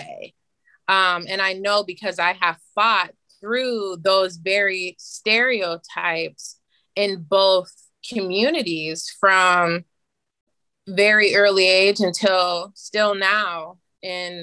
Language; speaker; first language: English; native; English